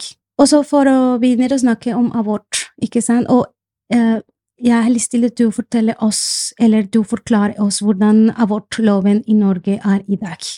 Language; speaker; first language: Norwegian; non-native, fluent; Spanish